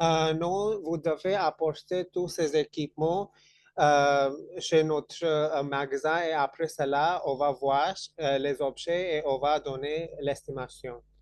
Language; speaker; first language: French; non-native, fluent; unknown